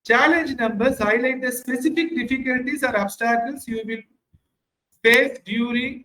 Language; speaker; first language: English; non-native, local second language; Tamil